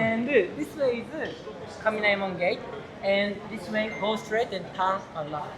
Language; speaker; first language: English; non-native, learner; Japanese